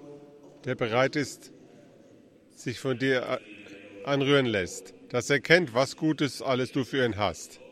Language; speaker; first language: German; early bilingual, heritage; German